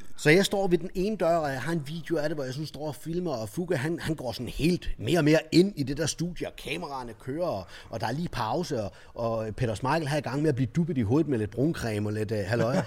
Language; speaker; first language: Danish; early bilingual, other home language; Turkish